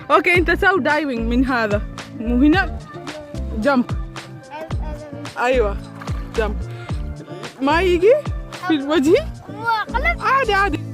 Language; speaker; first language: Arabic; non-native, learner; Malayalam